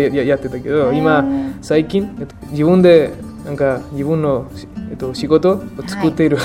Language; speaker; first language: Japanese; non-native, learner; Spanish